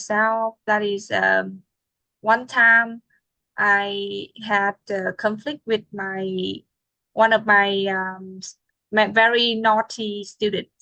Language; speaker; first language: English; non-native, fluent; Vietnamese